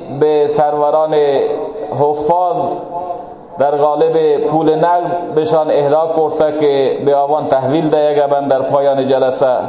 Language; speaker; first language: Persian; non-native, local second language; Baluchi